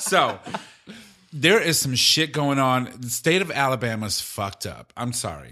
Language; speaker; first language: English; native; English